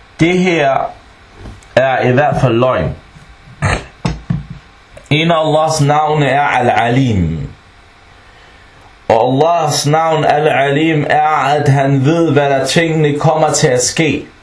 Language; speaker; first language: Danish; non-native, fluent; Arabic